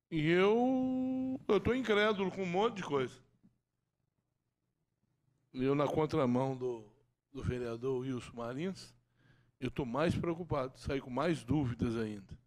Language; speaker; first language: Portuguese; native; Portuguese